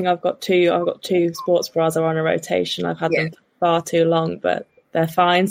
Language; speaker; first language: English; native; English